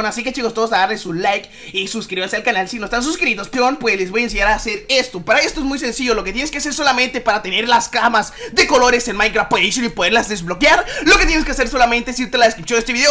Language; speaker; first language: Spanish; native; Spanish